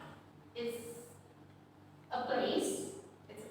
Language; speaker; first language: English; non-native, learner; Indonesian